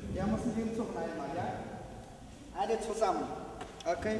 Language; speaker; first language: German; non-native, learner; Mongolian